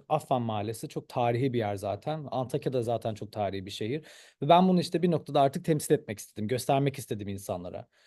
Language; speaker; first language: Turkish; early bilingual, heritage; Turkish